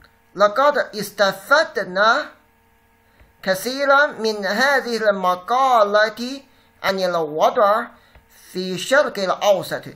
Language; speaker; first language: Arabic; non-native, fluent; Chinese